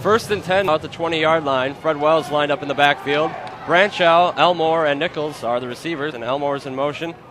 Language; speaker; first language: English; native; English